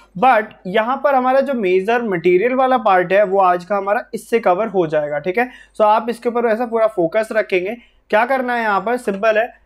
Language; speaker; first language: Hindi; native; Hindi